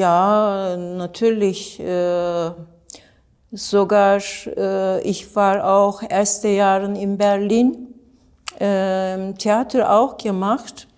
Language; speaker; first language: German; non-native, learner; Turkish